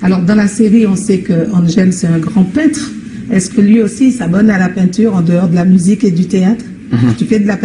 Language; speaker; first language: French; native; French